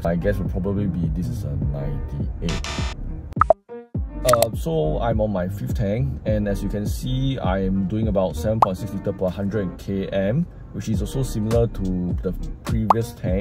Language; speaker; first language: English; native; English